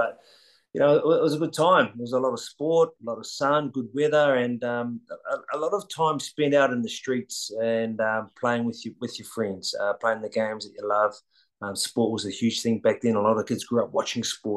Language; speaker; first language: English; native; English